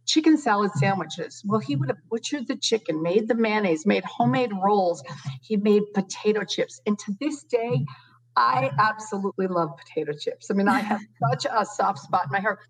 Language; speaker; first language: English; native; English